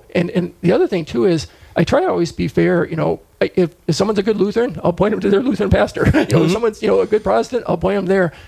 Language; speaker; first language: English; native; English